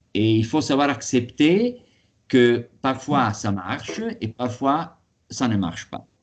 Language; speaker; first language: French; non-native, fluent; Italian